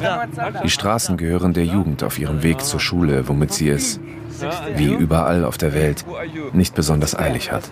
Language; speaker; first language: German; native; German